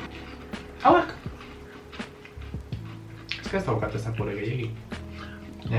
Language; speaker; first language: Basque; non-native, local second language; Spanish